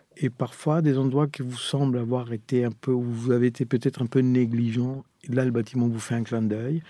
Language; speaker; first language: French; non-native, fluent; Spanish